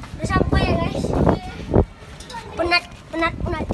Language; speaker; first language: Indonesian; non-native, local second language; Minangkabau